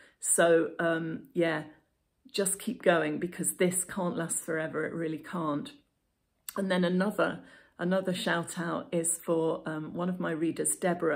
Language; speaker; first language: English; native; English